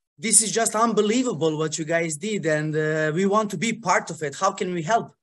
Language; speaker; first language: English; non-native, fluent; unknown